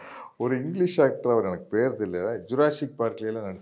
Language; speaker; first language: Tamil; native; Tamil